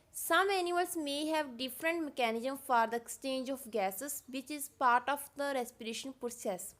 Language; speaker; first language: English; non-native, local second language; Punjabi